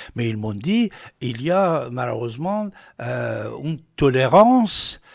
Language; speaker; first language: French; non-native, fluent; Persian